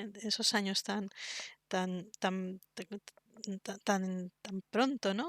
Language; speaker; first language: Spanish; native; Spanish